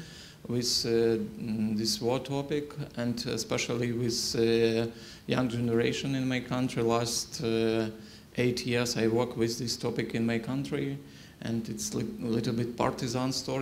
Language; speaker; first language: English; non-native, learner; Ukrainian